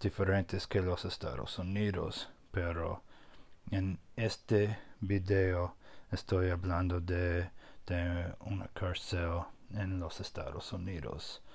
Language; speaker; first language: Spanish; non-native, fluent; English